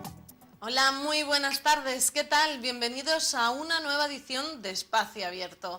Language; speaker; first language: Spanish; native; Spanish